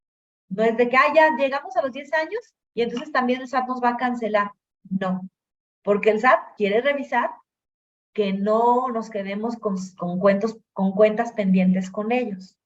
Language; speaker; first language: Spanish; native; Spanish